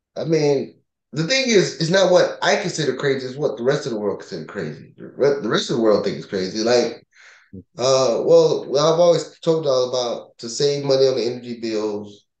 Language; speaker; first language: English; native; English